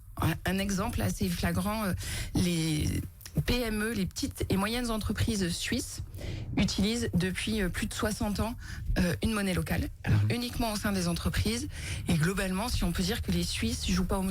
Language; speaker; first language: French; native; French